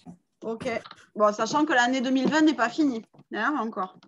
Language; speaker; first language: French; native; French